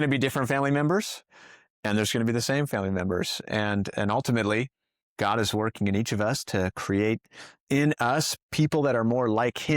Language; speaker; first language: English; native; English